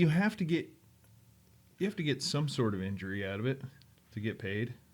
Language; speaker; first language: English; native; English